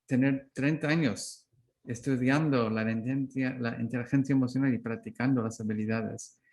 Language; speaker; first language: Spanish; non-native, learner; English